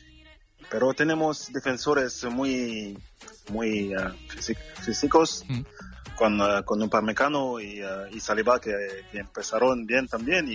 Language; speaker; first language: Spanish; non-native, fluent; French